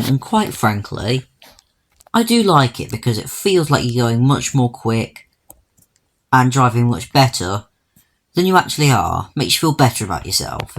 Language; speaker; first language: English; native; English